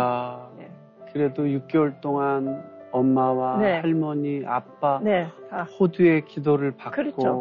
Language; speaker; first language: Korean; native; Korean